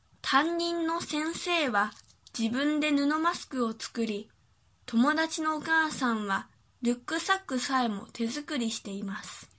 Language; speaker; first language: Japanese; early bilingual, other home language; Chinese